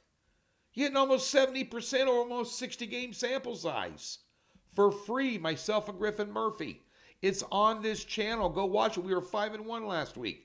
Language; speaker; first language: English; native; English